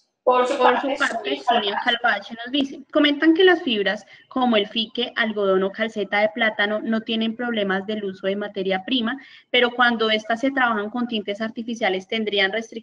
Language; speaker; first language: Spanish; native; Spanish